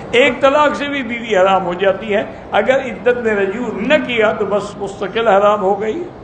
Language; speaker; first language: Urdu; native; Urdu